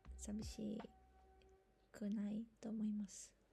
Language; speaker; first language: Japanese; non-native, learner; Indonesian